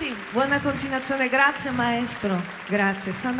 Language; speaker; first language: Italian; native; Italian